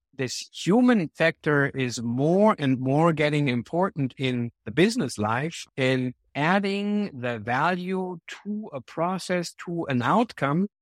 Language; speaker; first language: English; non-native, fluent; German